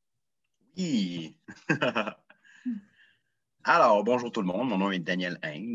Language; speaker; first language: French; native; French